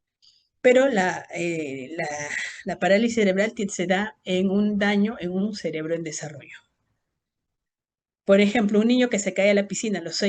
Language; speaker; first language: Spanish; native; Spanish